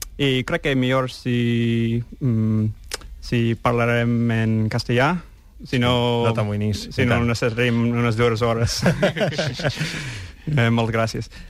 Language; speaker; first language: Catalan; non-native, learner; English